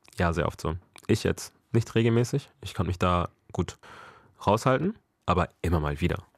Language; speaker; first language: German; early bilingual, other home language; Akan